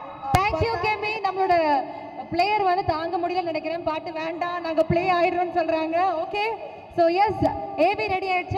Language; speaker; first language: Tamil; native; Tamil